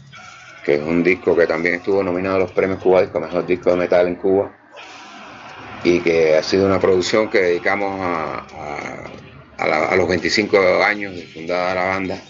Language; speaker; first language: Spanish; native; Spanish